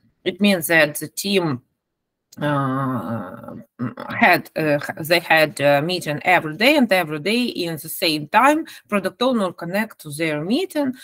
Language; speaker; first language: English; non-native, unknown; Ukrainian